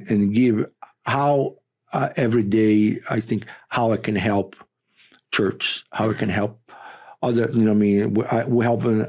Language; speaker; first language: English; non-native, fluent; Portuguese